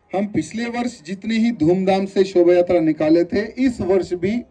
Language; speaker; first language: Hindi; non-native, local second language; Telugu